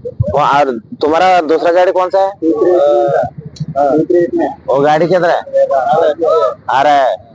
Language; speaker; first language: Hindi; non-native, local second language; Telugu